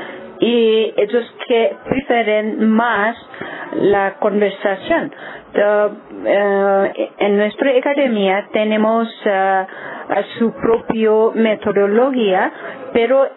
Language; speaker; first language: Spanish; non-native, learner; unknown